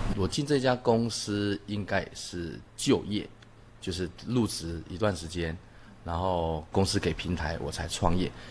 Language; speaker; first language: Chinese; native; Chinese